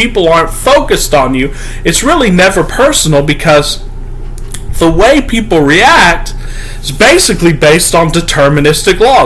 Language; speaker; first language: English; native; English